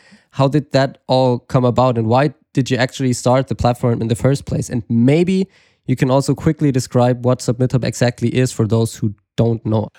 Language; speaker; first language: English; non-native, fluent; German